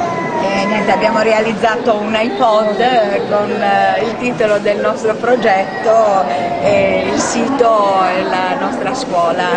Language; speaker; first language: Italian; native; Italian